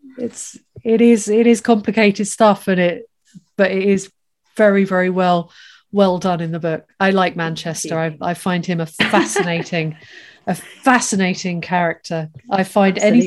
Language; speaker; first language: English; native; English